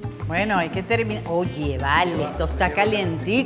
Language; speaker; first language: Spanish; native; Spanish